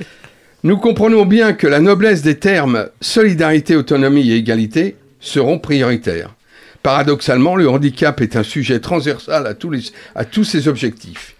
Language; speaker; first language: French; native; French